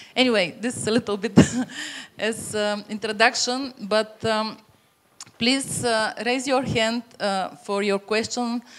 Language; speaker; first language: English; non-native, fluent; Bulgarian